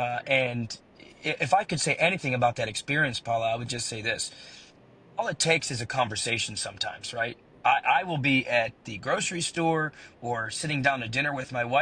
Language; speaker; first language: English; native; English